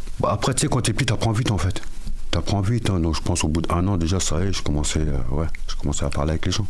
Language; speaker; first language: French; early bilingual, other home language; Mandingo